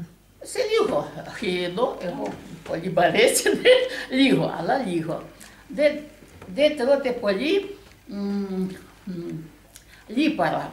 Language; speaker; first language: Greek; non-native, learner; Russian